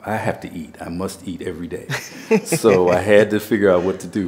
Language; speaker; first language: English; native; English